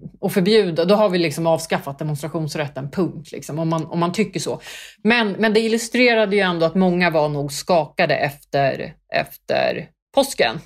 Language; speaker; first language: Swedish; early bilingual, other home language; Kurdish